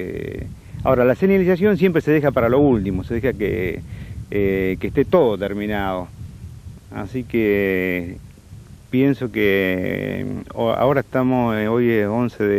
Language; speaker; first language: Spanish; native; Spanish